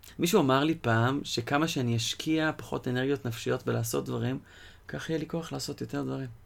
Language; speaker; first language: Hebrew; native; Hebrew